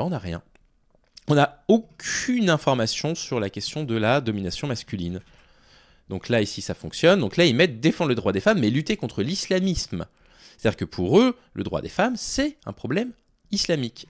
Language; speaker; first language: French; native; French